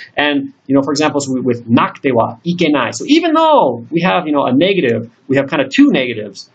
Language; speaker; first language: English; native; English